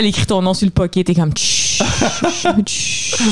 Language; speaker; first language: French; native; French